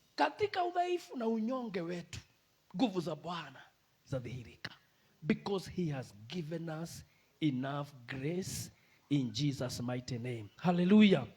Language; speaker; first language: English; non-native, local second language; Swahili